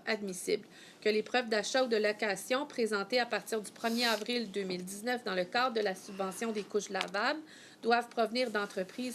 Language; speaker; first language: French; native; French